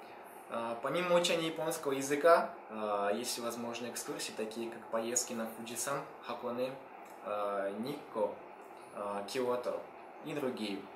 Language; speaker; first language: Russian; native; Russian